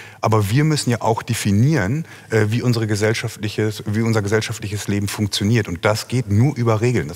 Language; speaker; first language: German; native; German